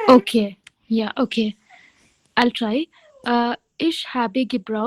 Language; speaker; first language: German; non-native, learner; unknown